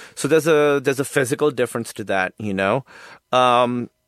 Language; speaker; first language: English; non-native, local second language; Urdu